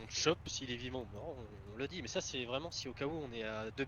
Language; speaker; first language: French; native; French